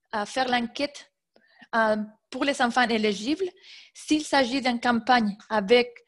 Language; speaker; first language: French; non-native, fluent; Spanish